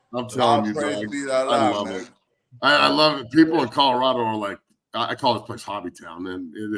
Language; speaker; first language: English; native; English